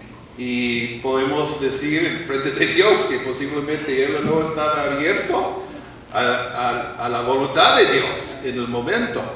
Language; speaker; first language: Spanish; non-native, fluent; English